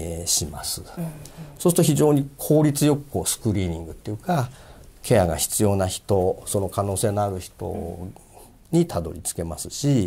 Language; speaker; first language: Japanese; native; Japanese